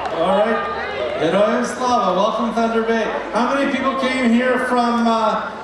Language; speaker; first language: English; native; English